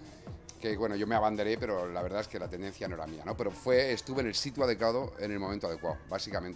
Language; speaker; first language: Spanish; native; Spanish